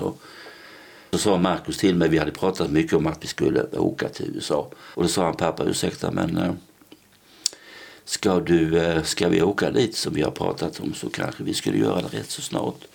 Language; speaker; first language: Swedish; native; Swedish